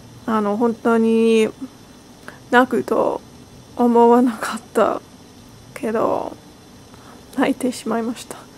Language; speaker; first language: Japanese; non-native, learner; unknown